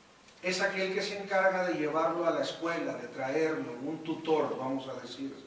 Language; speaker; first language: Spanish; native; Spanish